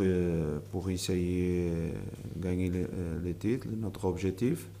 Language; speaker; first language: French; non-native, learner; Portuguese